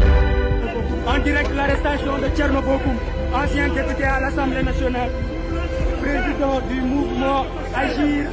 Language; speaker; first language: French; non-native, local second language; Wolof